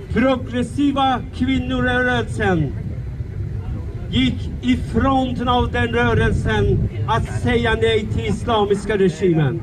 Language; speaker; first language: Swedish; non-native, fluent; Persian